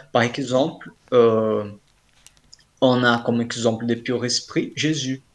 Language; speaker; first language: French; non-native, fluent; Portuguese